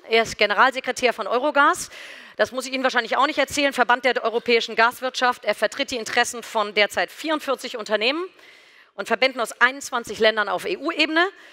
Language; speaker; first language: German; native; German